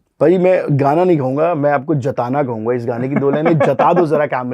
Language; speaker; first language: Hindi; native; Hindi